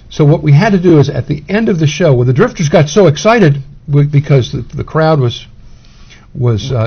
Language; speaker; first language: English; native; English